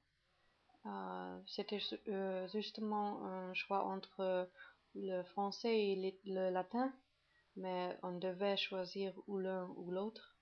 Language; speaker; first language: French; non-native, fluent; German